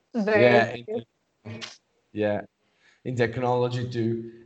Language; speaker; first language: English; non-native, fluent; Italian